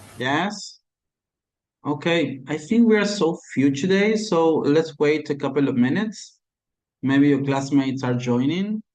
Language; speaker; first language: English; non-native, fluent; Spanish